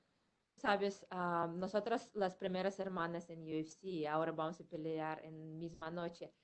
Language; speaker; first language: Spanish; non-native, fluent; Russian